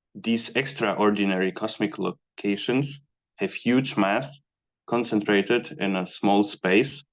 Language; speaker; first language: English; non-native, fluent; Polish